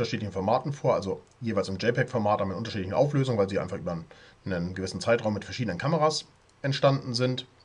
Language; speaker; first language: German; native; German